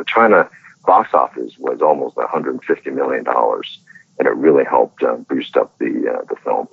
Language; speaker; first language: English; non-native, local second language; Cantonese